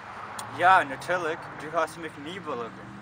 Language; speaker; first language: German; non-native, learner; English